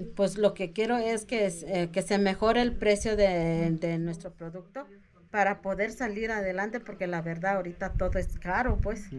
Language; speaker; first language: Spanish; non-native, local second language; Mixtepec Mixtec